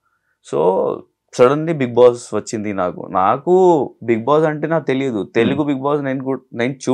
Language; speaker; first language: Telugu; non-native, learner; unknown